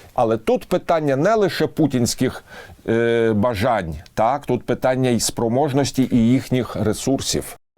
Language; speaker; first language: Ukrainian; native; Ukrainian